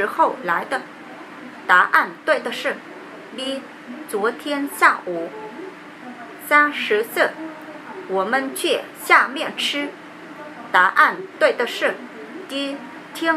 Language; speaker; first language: Chinese; non-native, learner; Vietnamese